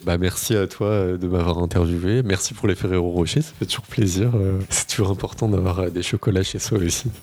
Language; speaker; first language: French; native; French